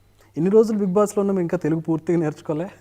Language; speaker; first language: Telugu; native; Telugu